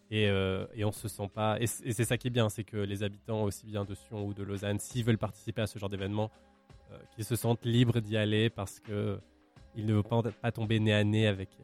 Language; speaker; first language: French; native; French